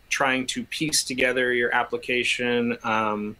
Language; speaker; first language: English; native; English